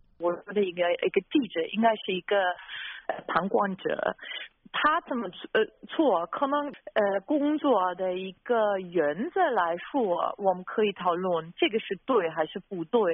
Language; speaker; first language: Chinese; non-native, fluent; German